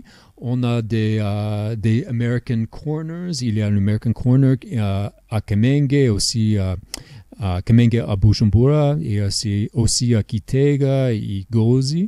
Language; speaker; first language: French; non-native, fluent; English